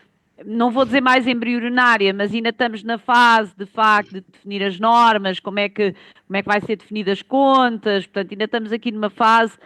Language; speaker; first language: Portuguese; native; Portuguese